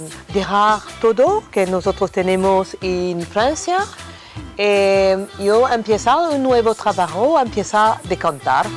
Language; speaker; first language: Spanish; non-native, learner; French